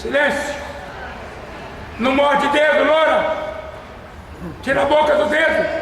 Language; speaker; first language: Portuguese; native; Portuguese